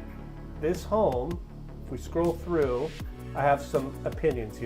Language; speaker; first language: English; native; English